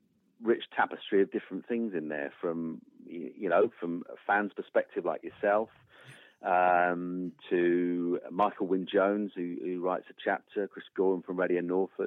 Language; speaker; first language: English; native; English